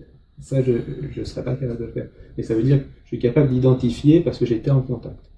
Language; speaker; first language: French; native; French